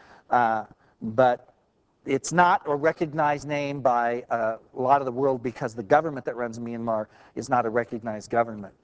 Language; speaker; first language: English; native; English